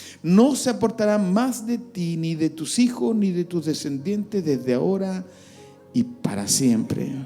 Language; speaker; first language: Spanish; native; Spanish